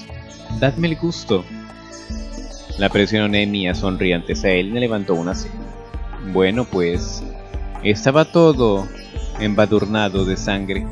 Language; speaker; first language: Spanish; native; Spanish